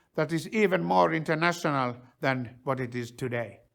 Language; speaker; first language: English; non-native, fluent; Finnish